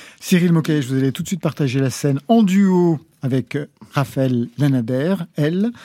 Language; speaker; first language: French; native; French